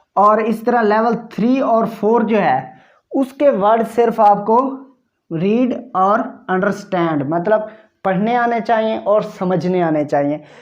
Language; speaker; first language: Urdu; native; Urdu